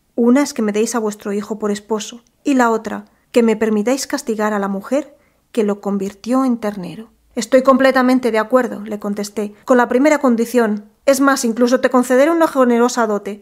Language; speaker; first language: Spanish; native; Spanish